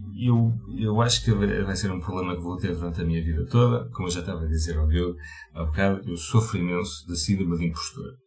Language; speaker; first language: Portuguese; native; Portuguese